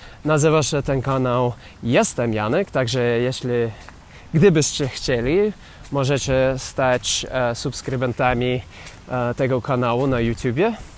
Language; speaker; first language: Polish; non-native, learner; English